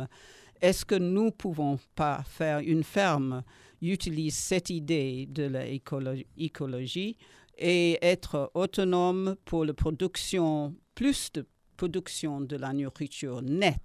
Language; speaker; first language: French; non-native, learner; English